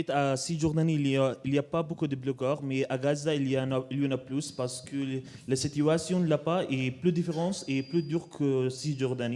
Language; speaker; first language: French; non-native, learner; Arabic